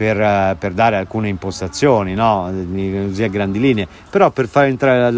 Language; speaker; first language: Italian; native; Italian